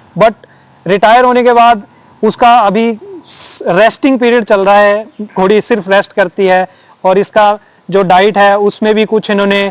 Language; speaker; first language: Hindi; native; Hindi